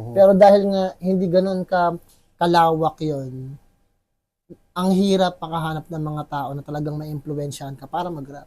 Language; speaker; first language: Filipino; non-native, local second language; Waray